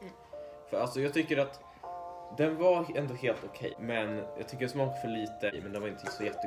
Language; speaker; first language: Swedish; native; Swedish